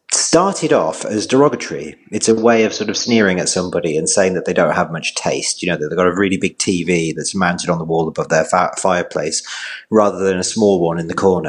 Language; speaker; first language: English; native; English